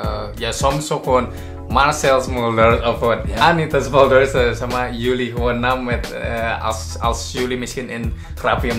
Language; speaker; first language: Dutch; non-native, learner; Indonesian